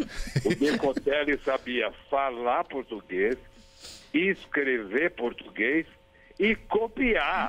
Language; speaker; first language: Portuguese; native; Portuguese